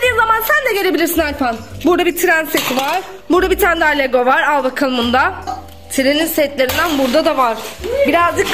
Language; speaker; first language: Turkish; native; Turkish